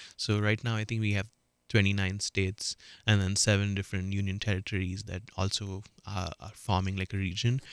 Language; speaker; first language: English; non-native, local second language; Marathi